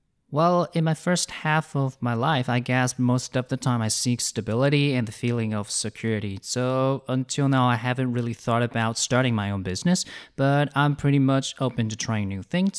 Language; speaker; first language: English; non-native, fluent; Chinese